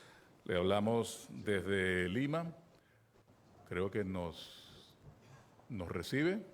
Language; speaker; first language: Spanish; native; Spanish